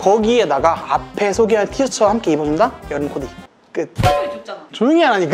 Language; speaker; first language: Korean; native; Korean